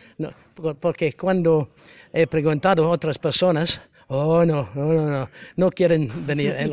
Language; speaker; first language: Spanish; non-native, learner; English